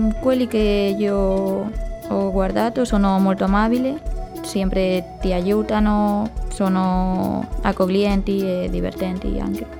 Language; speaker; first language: Italian; non-native, fluent; Spanish